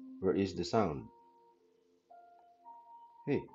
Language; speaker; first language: English; non-native, learner; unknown